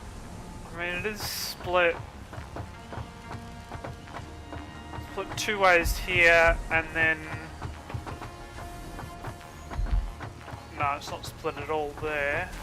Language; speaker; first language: English; native; English